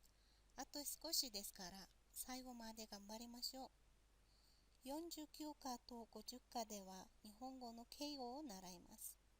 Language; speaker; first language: Japanese; non-native, fluent; Mongolian